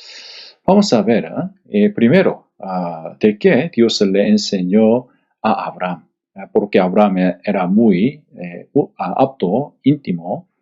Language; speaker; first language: Spanish; non-native, fluent; Korean